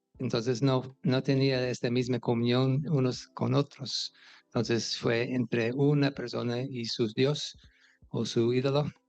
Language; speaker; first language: Spanish; non-native, fluent; English